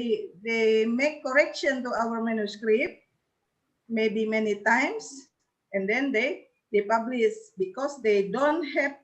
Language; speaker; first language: English; non-native, learner; Indonesian